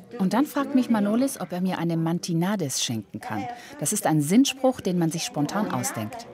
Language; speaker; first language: German; native; German